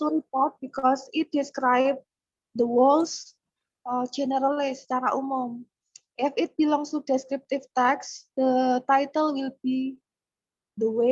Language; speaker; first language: English; non-native, fluent; Indonesian